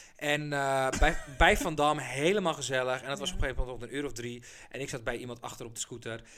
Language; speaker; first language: Dutch; early bilingual, other home language; Persian